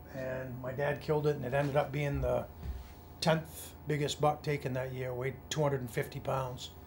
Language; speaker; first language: English; native; English